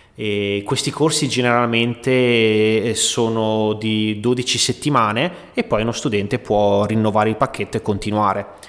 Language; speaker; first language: Italian; native; Italian